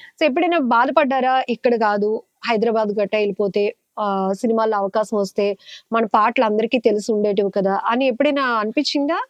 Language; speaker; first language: Telugu; native; Telugu